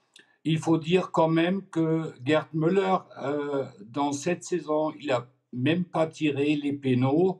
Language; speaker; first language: French; non-native, fluent; German